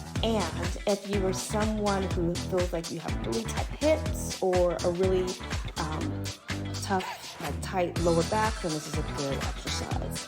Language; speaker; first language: English; native; English